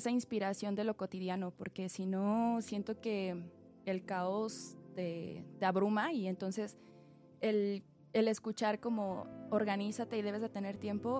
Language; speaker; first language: Spanish; native; Spanish